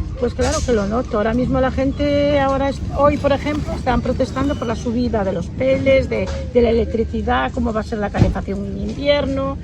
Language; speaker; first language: Spanish; native; Spanish